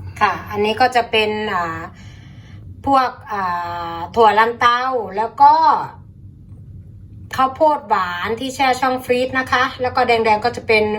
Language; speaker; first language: Thai; native; Thai